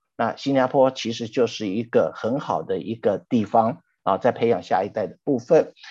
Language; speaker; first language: Chinese; native; Chinese